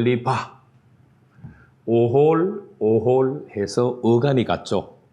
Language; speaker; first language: Korean; native; Korean